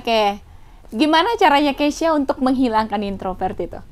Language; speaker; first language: Indonesian; native; Indonesian